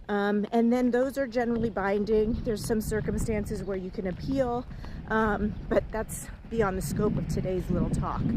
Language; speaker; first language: English; native; English